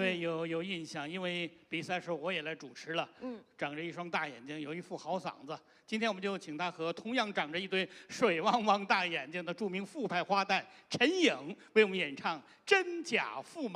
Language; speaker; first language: Chinese; native; Chinese